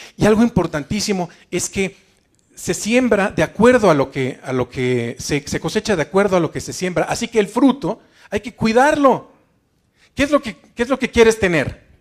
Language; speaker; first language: Spanish; native; Spanish